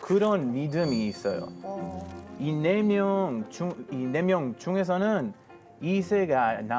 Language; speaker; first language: Korean; non-native, fluent; Hebrew